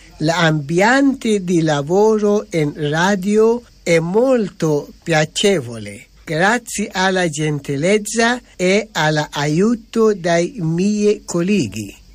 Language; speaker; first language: Italian; non-native, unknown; Persian